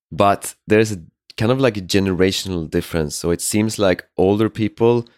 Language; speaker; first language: English; non-native, fluent; Swedish